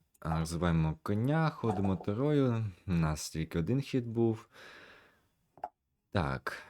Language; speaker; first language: Ukrainian; native; Ukrainian